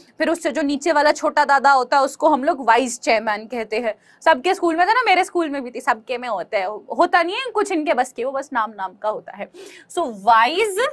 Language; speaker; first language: Hindi; native; Hindi